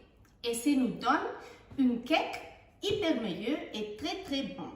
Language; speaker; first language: French; non-native, fluent; Spanish